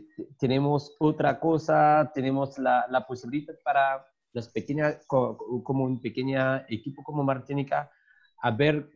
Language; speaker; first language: Spanish; non-native, learner; French